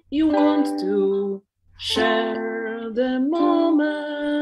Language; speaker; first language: English; non-native, fluent; Polish